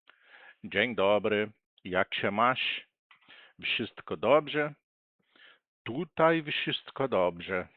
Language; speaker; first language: Polish; non-native, fluent; Portuguese